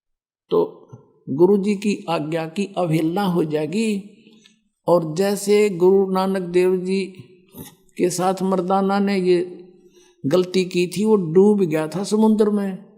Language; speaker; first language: Hindi; native; Hindi